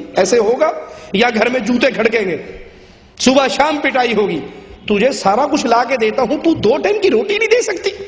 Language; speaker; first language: Urdu; non-native, local second language; Punjabi